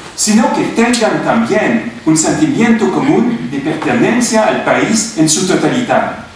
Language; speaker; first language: Spanish; non-native, fluent; French